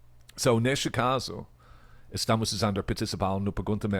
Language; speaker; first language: Portuguese; non-native, fluent; English